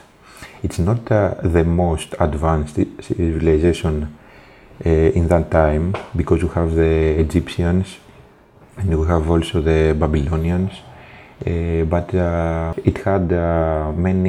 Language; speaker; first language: English; non-native, fluent; Greek